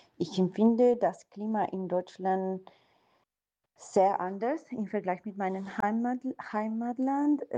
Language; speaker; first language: German; non-native, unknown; Spanish